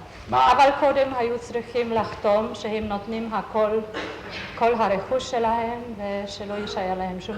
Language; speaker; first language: Hebrew; non-native, fluent; German